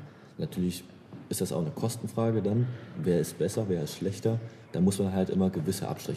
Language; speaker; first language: German; native; German